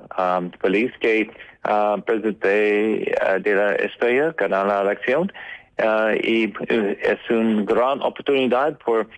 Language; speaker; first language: Spanish; non-native, learner; English